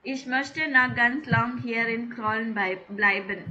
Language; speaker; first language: German; non-native, fluent; Tamil